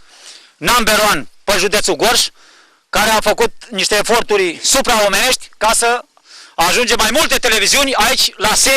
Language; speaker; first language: Romanian; native; Romanian